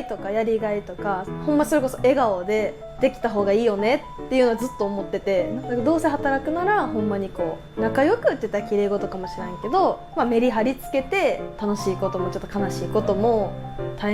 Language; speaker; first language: Japanese; native; Japanese